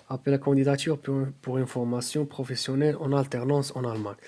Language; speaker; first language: French; non-native, local second language; Arabic